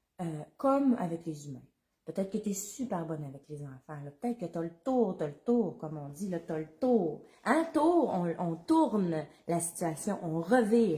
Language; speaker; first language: French; native; French